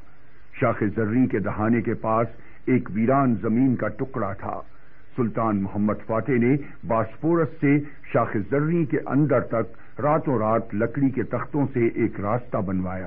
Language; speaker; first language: Urdu; native; Urdu